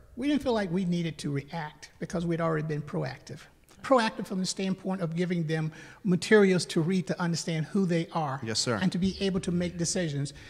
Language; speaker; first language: English; native; English